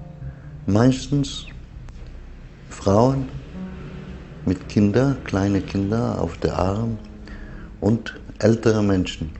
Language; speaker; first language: German; non-native, learner; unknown